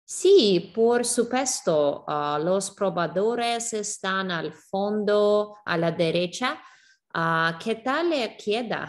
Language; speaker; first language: Spanish; non-native, learner; English